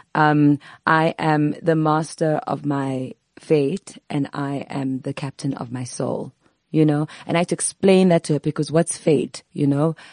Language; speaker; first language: English; non-native, local second language; Zulu